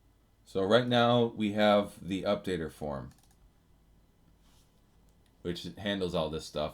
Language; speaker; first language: English; native; English